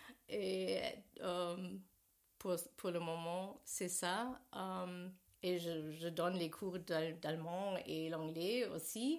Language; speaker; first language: French; non-native, learner; German